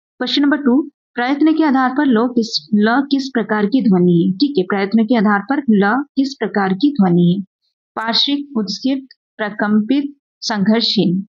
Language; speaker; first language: Hindi; native; Hindi